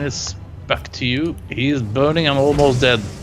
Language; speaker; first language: English; non-native, fluent; Norwegian